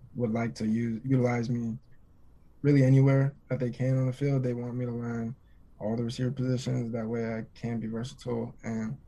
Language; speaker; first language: English; native; English